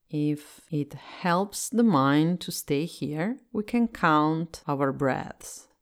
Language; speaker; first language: English; non-native, fluent; Italian